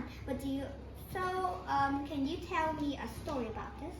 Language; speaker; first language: English; non-native, fluent; Vietnamese